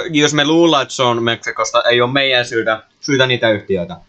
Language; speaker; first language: Finnish; native; Finnish